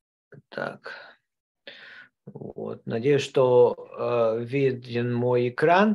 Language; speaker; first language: Russian; non-native, learner; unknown